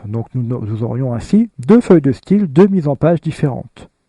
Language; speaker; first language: French; native; French